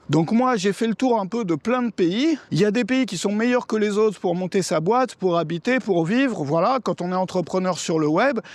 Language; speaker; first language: French; native; French